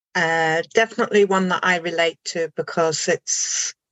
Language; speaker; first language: English; non-native, fluent; German